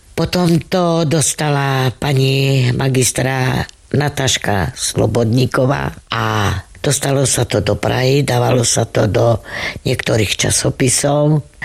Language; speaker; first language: Slovak; non-native, local second language; Romany